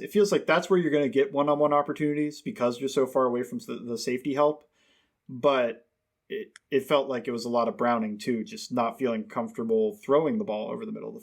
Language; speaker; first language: English; native; English